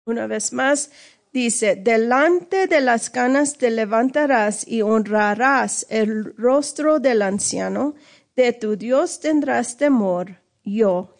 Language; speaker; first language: Spanish; early bilingual, heritage; English